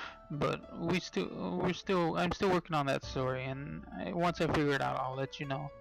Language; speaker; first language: English; native; English